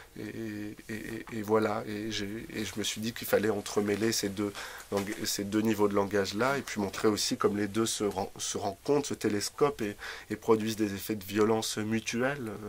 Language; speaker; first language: French; native; French